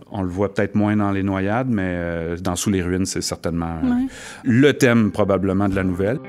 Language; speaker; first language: French; native; French